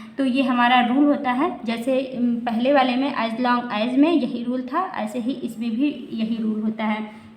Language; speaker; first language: Hindi; native; Hindi